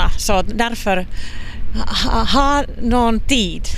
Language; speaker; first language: Swedish; non-native, local second language; Finnish